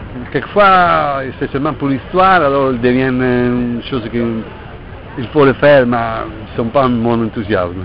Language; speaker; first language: French; non-native, fluent; Italian